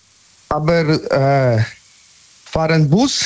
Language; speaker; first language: German; non-native, learner; Polish